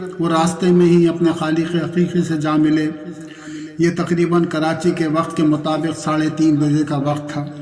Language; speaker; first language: Urdu; native; Urdu